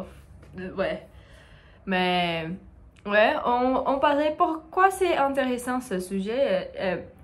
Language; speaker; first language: French; non-native, learner; Portuguese